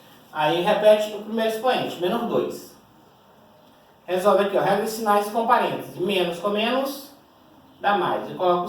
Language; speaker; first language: Portuguese; native; Portuguese